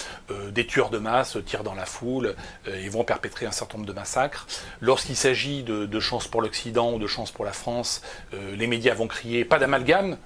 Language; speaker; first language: French; native; French